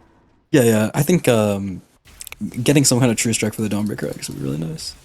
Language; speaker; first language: English; native; English